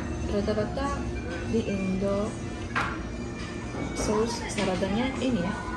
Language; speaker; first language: Indonesian; non-native, learner; Japanese